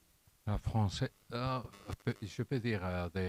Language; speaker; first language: French; non-native, learner; Catalan